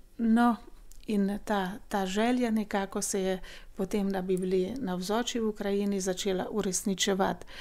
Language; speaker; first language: Slovenian; non-native, fluent; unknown